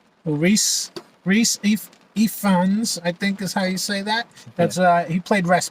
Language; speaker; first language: English; native; English